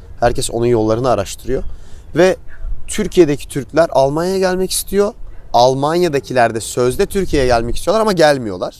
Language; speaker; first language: Turkish; native; Turkish